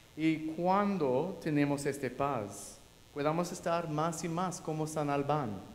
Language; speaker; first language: Spanish; non-native, learner; English